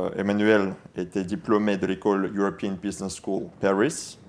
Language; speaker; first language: French; non-native, fluent; Russian